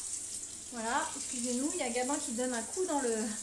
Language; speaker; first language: French; native; French